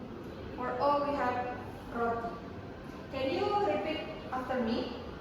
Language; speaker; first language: English; non-native, learner; Indonesian